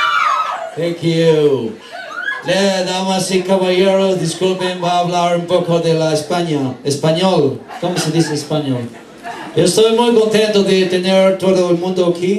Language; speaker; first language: Spanish; non-native, learner; English